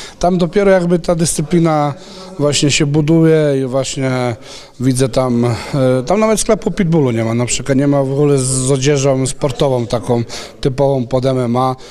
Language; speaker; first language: Polish; non-native, fluent; Serbian